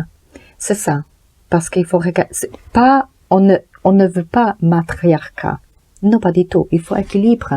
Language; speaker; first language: French; non-native, learner; Polish